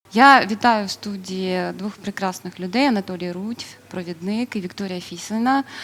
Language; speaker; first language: Ukrainian; non-native, local second language; Russian